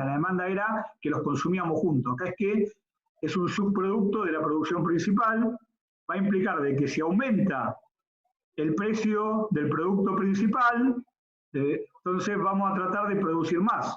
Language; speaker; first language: Spanish; native; Spanish